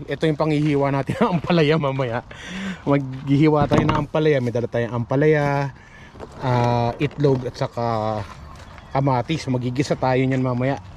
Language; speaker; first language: Filipino; non-native, local second language; Iloko